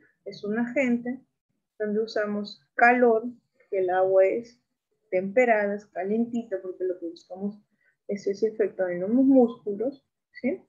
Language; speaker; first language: Spanish; native; Spanish